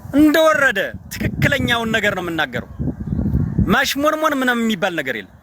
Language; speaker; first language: Amharic; native; Amharic